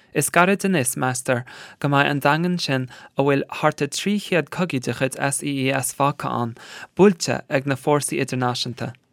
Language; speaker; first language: Irish; native; Irish